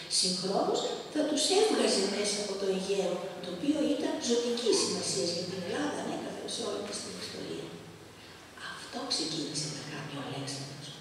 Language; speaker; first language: Greek; early bilingual, heritage; Greek